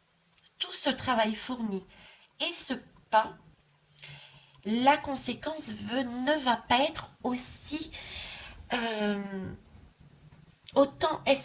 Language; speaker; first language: French; native; French